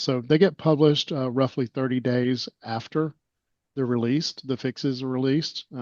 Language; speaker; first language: English; native; English